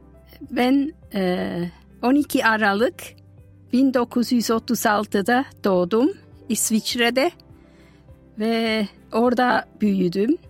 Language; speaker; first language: Turkish; non-native, fluent; German